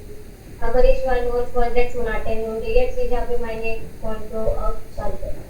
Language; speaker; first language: German; non-native, learner; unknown